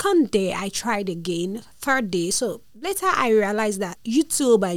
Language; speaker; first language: English; non-native, local second language; Yoruba